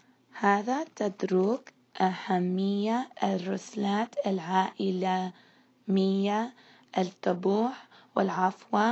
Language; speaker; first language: Arabic; non-native, learner; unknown